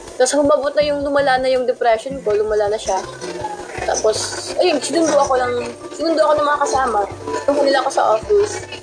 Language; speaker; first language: Filipino; non-native, local second language; Waray